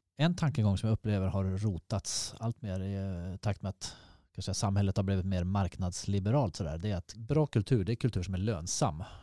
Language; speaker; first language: Swedish; native; Swedish